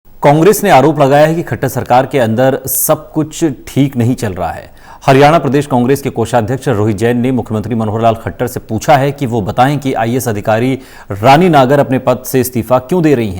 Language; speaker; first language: Hindi; native; Hindi